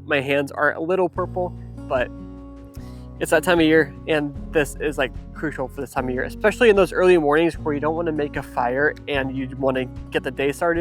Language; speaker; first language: English; native; English